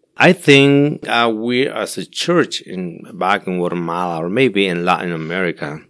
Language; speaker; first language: English; non-native, learner; Spanish